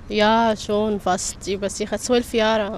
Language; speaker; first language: German; non-native, learner; Arabic